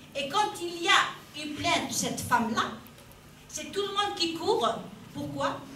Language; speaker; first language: French; non-native, local second language; Arabic